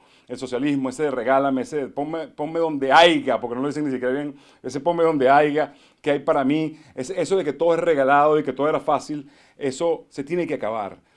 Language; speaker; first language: Spanish; native; Spanish